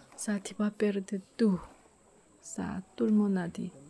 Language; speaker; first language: French; non-native, learner; Korean